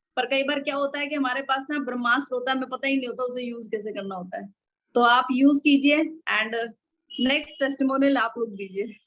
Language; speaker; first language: Hindi; native; Hindi